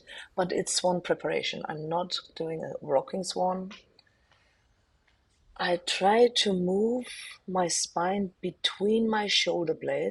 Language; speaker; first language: English; non-native, fluent; German